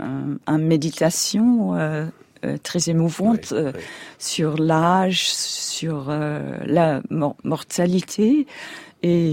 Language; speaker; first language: French; non-native, fluent; English